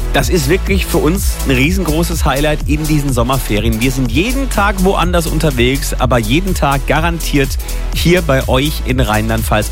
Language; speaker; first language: German; native; German